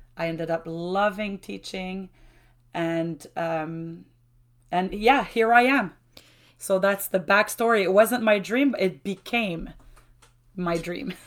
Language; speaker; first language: English; non-native, fluent; French